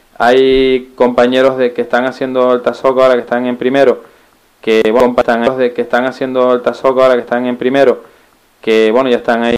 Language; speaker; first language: Spanish; native; Spanish